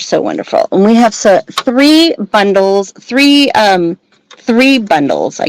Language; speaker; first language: English; native; English